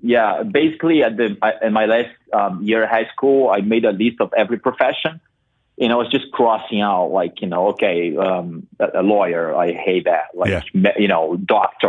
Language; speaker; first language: English; non-native, fluent; Portuguese